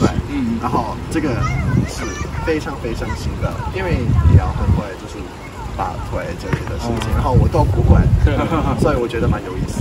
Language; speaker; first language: Chinese; non-native, fluent; English